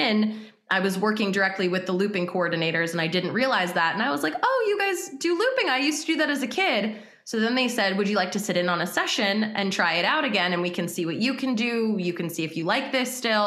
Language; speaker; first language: English; native; English